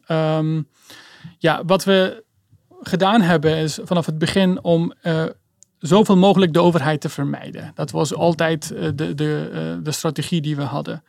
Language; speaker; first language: Dutch; early bilingual, other home language; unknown